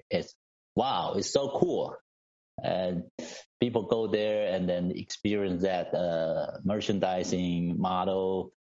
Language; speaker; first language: English; non-native, fluent; Chinese